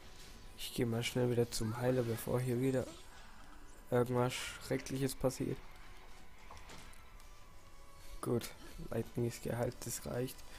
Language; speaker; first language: German; native; German